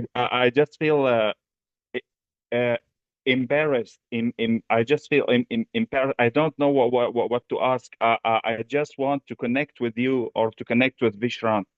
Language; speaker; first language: English; non-native, fluent; Arabic